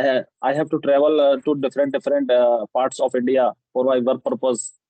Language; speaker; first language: English; non-native, local second language; Hindi